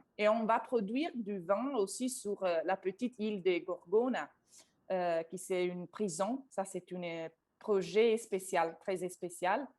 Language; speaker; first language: French; non-native, fluent; Italian